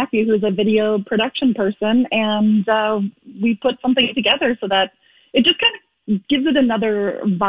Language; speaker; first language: English; native; English